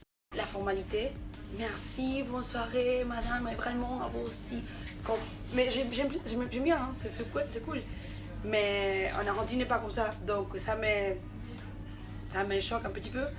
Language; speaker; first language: French; non-native, fluent; Spanish